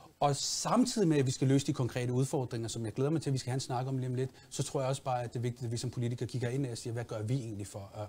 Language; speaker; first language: Danish; early bilingual, other home language; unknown